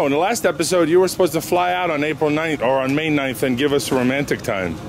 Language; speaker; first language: English; native; English